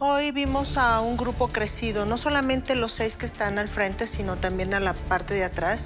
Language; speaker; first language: Spanish; native; Spanish